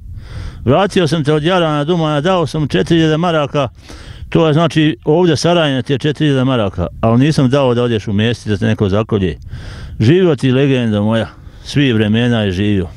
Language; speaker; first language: Serbian; native; Serbian